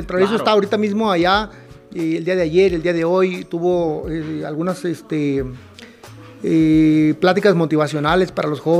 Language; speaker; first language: Spanish; native; Spanish